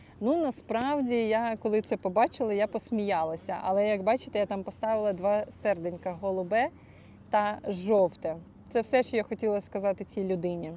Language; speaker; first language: Ukrainian; non-native, local second language; Russian